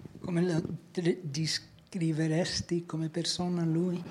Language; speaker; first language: Italian; non-native, fluent; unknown